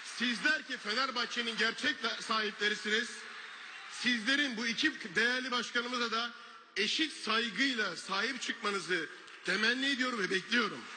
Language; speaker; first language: Turkish; native; Turkish